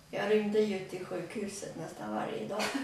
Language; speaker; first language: Swedish; early bilingual, other home language; Latvian